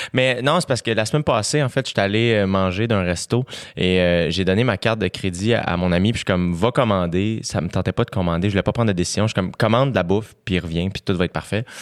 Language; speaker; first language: French; native; French